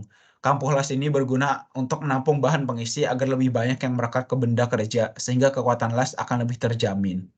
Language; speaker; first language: Indonesian; native; Indonesian